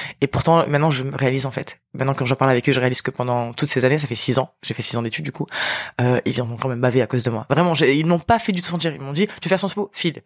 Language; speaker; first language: French; early bilingual, other home language; Arabic